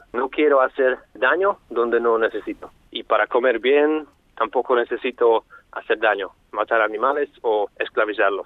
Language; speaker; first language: Spanish; non-native, fluent; Slovak